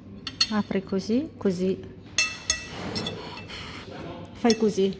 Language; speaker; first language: Italian; non-native, learner; Russian